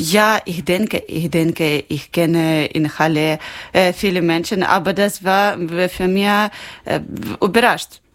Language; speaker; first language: German; non-native, learner; Ukrainian